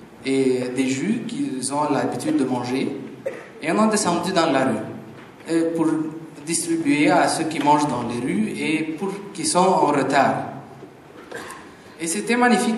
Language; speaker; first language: French; non-native, fluent; Arabic